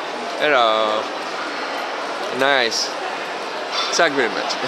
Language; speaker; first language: English; non-native, learner; Japanese